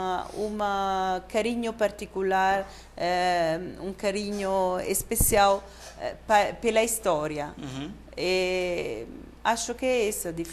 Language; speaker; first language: Portuguese; non-native, fluent; Italian